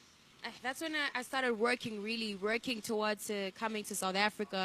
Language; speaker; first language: English; non-native, local second language; Shona